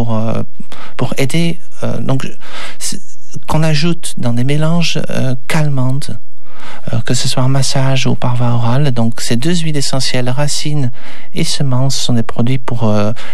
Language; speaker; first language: French; native; French